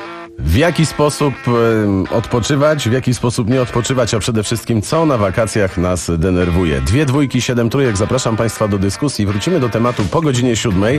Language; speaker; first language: Polish; native; Polish